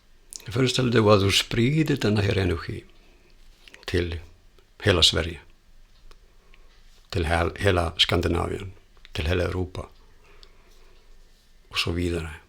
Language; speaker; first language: Swedish; non-native, fluent; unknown